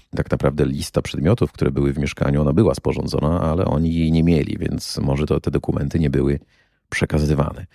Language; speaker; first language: Polish; native; Polish